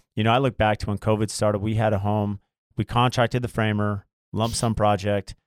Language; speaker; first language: English; native; English